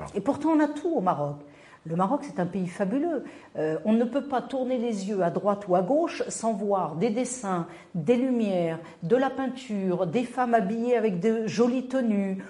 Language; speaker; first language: French; non-native, local second language; Arabic